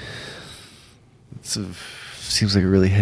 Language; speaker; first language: English; native; English